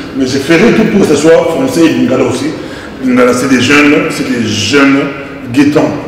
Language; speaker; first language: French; non-native, local second language; Lingala